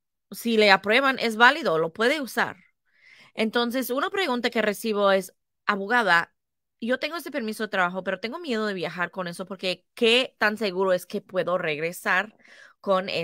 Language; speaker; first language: Spanish; non-native, fluent; English